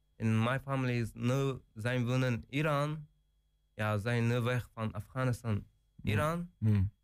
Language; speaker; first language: Dutch; non-native, learner; Persian